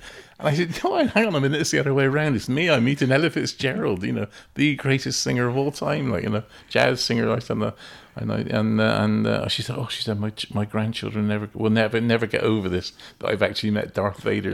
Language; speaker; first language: English; native; English